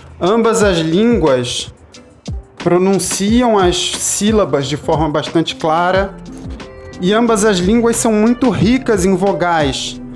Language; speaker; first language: Portuguese; native; Portuguese